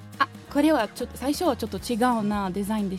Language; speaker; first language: Japanese; non-native, learner; Portuguese